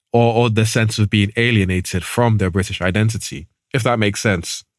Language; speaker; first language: English; early bilingual, other home language; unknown